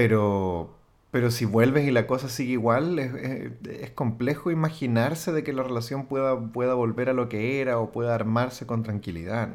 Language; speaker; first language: Spanish; native; Spanish